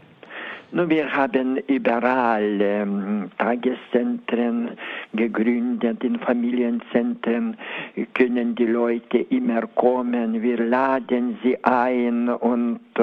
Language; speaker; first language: German; non-native, learner; Lithuanian